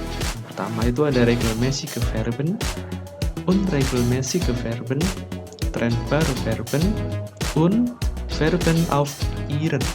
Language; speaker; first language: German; non-native, learner; Indonesian